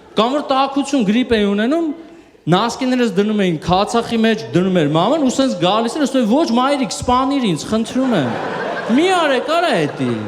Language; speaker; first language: Armenian; early bilingual, heritage; Armenian